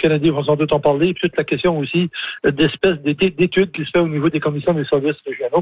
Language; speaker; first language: French; native; French